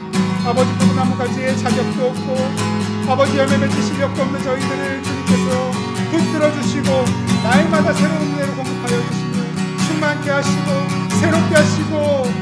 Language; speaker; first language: Korean; native; Korean